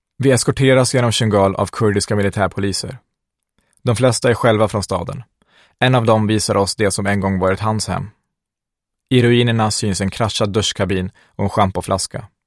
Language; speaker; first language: Swedish; early bilingual, other home language; Kurdish